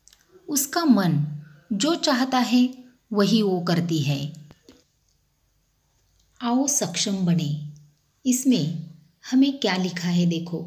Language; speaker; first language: Hindi; non-native, local second language; Marathi